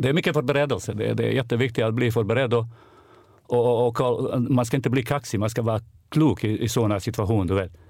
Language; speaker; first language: Swedish; non-native, fluent; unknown